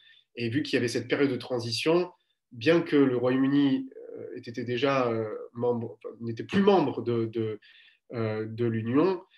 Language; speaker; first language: French; native; French